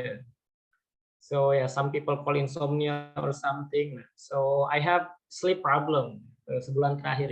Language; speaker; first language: English; non-native, fluent; Indonesian